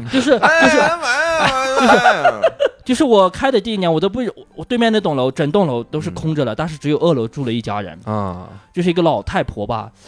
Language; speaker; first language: Chinese; native; Chinese